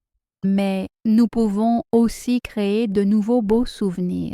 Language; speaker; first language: French; native; French